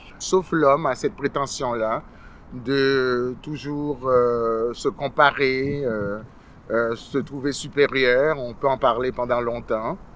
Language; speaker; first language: French; early bilingual, other home language; Haitian Creole